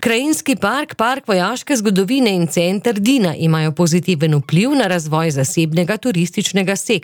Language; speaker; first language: Slovenian; native; Slovenian